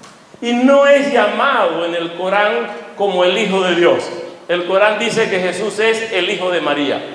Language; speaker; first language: Spanish; native; Spanish